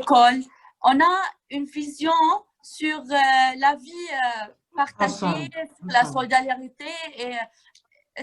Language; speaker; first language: French; non-native, fluent; Arabic